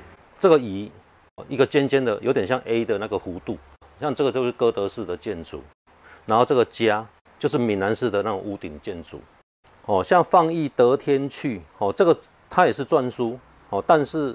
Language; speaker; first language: Chinese; non-native, local second language; Min Nan Chinese